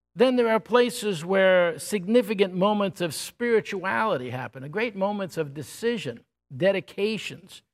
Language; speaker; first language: English; native; English